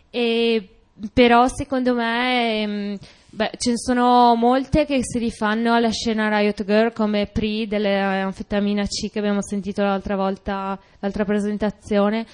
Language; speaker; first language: Italian; native; Italian